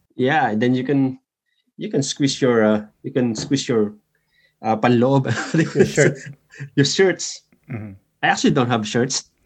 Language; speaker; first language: English; non-native, local second language; Filipino